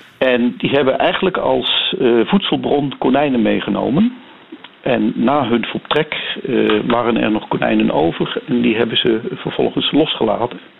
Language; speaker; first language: Dutch; native; Dutch